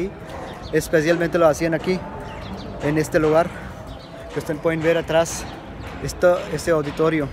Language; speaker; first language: Spanish; non-native, fluent; Urdu